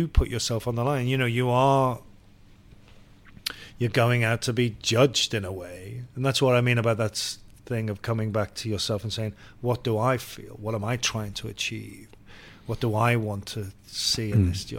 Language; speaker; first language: English; native; English